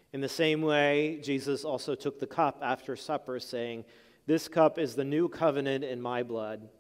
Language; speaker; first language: English; native; English